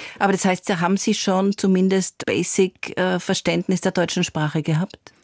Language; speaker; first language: German; native; German